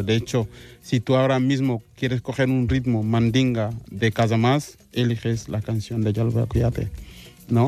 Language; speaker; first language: Spanish; non-native, fluent; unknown